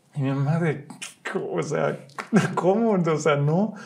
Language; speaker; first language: Spanish; early bilingual, heritage; Spanish